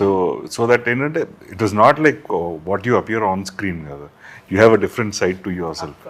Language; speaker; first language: Telugu; native; Telugu